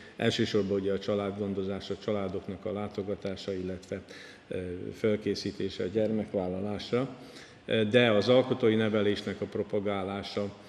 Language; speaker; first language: Hungarian; native; Hungarian